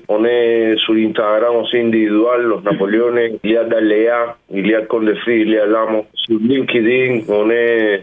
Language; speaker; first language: French; non-native, learner; Spanish